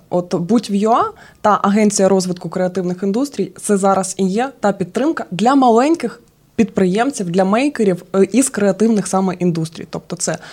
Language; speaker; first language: Ukrainian; native; Ukrainian